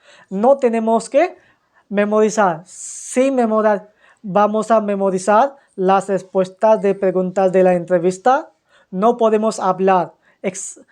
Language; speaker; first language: Spanish; non-native, fluent; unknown